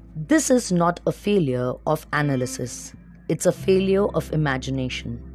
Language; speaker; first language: English; non-native, local second language; Marathi